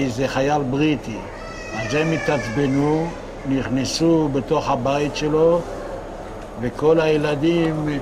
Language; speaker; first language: Hebrew; non-native, local second language; Yiddish